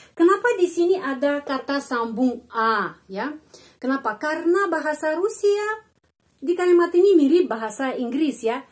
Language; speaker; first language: Indonesian; non-native, fluent; Russian